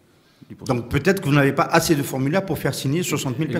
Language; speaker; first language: French; non-native, local second language; Arabic